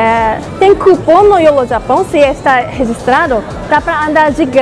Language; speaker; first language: Portuguese; non-native, learner; Japanese